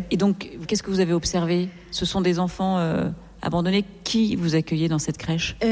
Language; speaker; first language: French; native; French